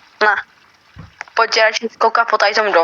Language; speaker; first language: Czech; native; Czech